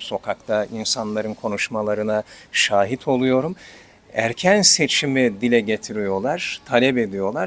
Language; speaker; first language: Turkish; native; Turkish